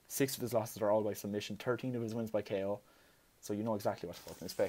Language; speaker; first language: English; native; English